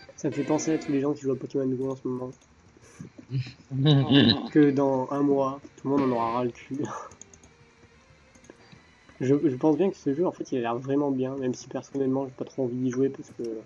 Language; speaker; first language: French; native; French